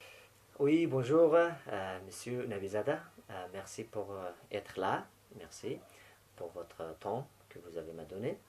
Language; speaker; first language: French; non-native, fluent; Persian